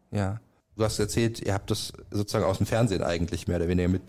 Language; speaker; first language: German; native; German